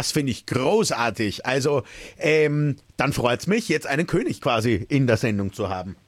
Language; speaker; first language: German; native; German